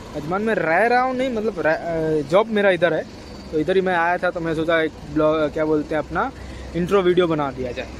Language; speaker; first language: Hindi; non-native, local second language; Gujarati